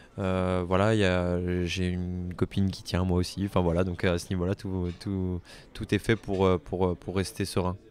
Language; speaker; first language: French; native; French